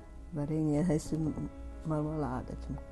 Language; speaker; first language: German; non-native, learner; Russian